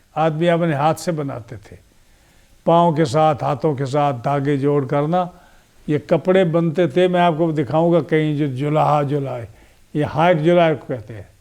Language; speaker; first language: Urdu; non-native, local second language; Punjabi